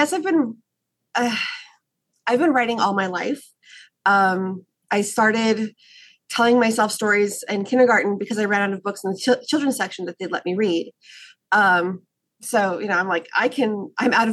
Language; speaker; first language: English; native; English